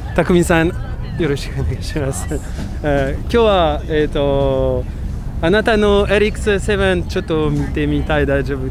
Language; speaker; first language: Japanese; non-native, learner; French